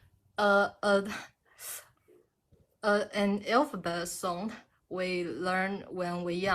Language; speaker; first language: English; non-native, learner; Chinese